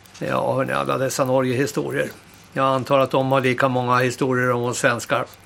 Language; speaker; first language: Swedish; native; Swedish